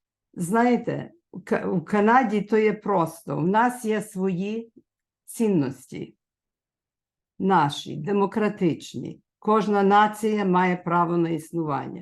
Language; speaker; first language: Ukrainian; early bilingual, heritage; Ukrainian